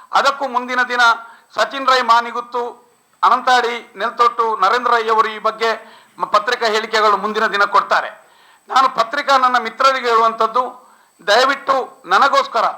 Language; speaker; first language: Kannada; non-native, local second language; Tulu